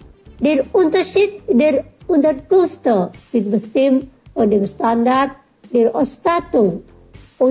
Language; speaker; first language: German; non-native, fluent; Indonesian